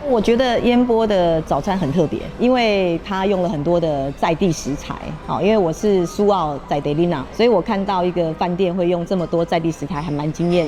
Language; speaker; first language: Chinese; native; Chinese